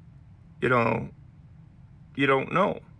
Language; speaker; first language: English; native; English